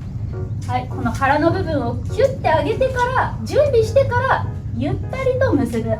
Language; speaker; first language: Japanese; native; Japanese